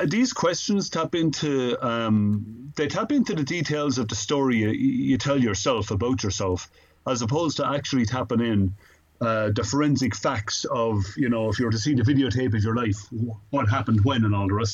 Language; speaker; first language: English; native; English